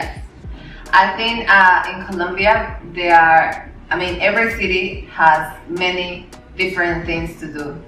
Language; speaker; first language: English; non-native, learner; Spanish